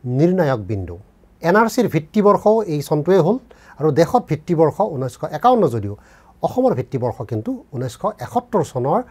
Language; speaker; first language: Assamese; native; Assamese